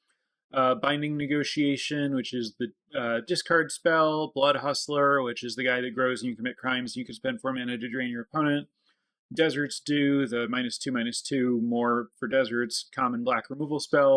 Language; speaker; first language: English; native; English